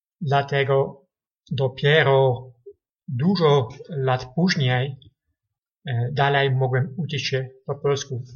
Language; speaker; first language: Polish; non-native, learner; Dutch